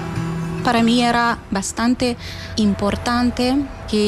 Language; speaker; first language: Spanish; non-native, fluent; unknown